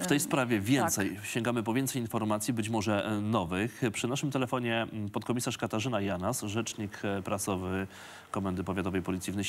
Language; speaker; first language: Polish; native; Polish